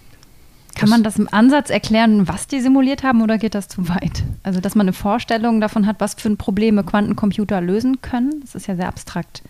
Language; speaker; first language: German; native; German